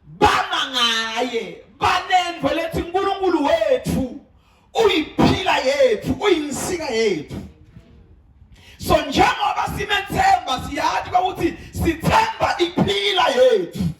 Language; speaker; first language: Zulu; non-native, local second language; Swati